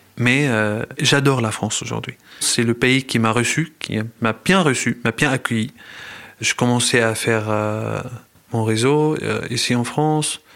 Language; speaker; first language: French; non-native, fluent; Arabic